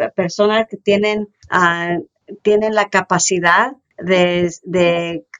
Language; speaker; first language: Spanish; early bilingual, heritage; Spanish